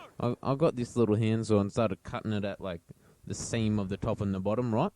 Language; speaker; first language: English; native; English